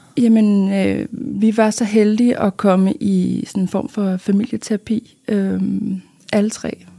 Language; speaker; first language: Danish; native; Danish